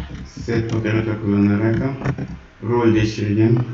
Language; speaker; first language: Turkish; non-native, learner; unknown